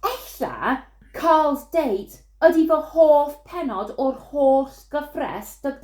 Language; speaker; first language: Welsh; non-native, fluent; English